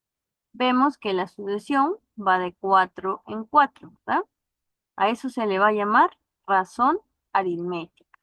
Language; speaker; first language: Spanish; native; Spanish